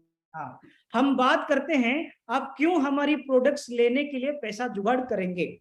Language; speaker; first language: Hindi; native; Hindi